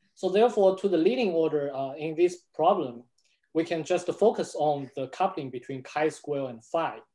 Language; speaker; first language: English; non-native, fluent; Chinese